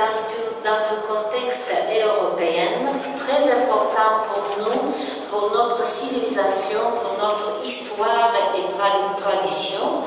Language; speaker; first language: French; non-native, learner; Romanian